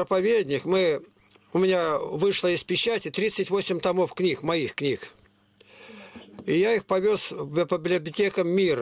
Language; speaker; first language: Russian; native; Russian